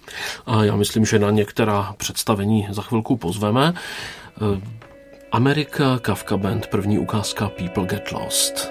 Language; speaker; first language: Czech; native; Czech